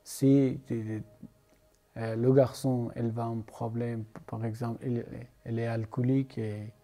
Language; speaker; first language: French; non-native, learner; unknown